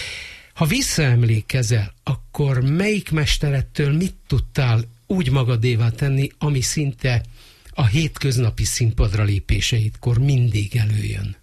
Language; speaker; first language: Hungarian; native; Hungarian